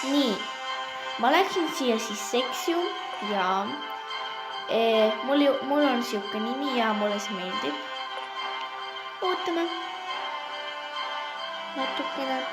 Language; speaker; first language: Estonian; non-native, local second language; Russian